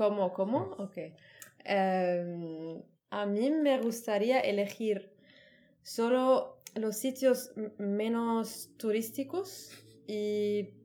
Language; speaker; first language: Spanish; non-native, learner; Arabic